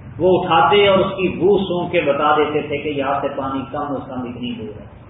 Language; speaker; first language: Urdu; non-native, local second language; Punjabi